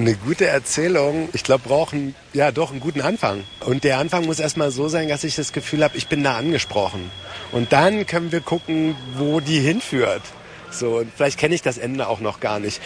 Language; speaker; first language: German; native; German